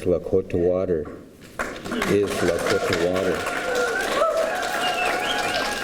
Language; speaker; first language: English; native; English